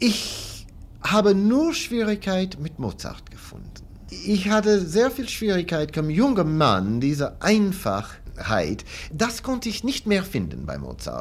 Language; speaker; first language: German; non-native, learner; English